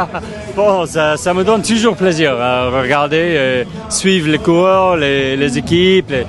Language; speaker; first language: French; non-native, fluent; English